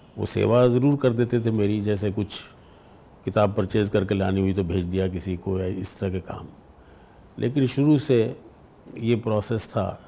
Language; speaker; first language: Hindi; native; Hindi